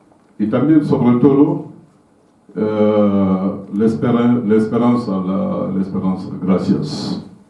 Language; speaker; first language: Spanish; non-native, fluent; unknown